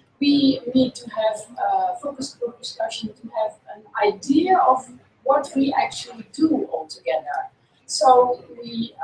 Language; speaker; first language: English; non-native, fluent; Dutch